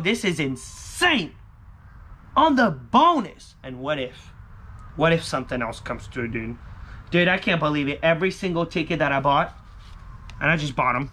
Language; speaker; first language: English; native; English